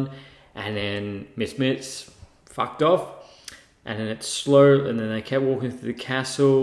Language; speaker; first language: English; native; English